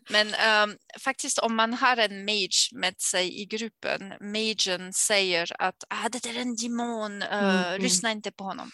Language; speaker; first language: Swedish; non-native, fluent; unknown